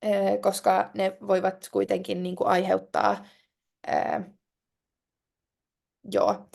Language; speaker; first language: Finnish; non-native, local second language; Swedish